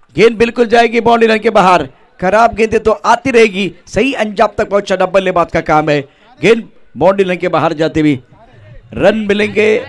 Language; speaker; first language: Hindi; non-native, local second language; Marathi